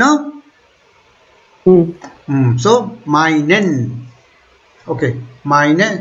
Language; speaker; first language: German; non-native, fluent; Hindi